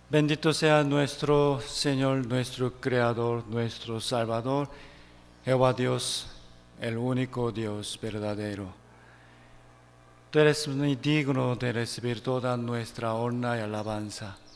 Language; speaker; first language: Spanish; non-native, fluent; Korean